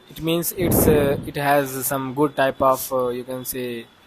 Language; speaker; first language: English; non-native, fluent; Hindi